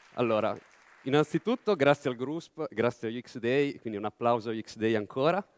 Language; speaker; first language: Italian; native; Italian